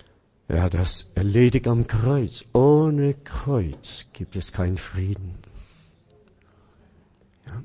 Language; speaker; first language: German; non-native, fluent; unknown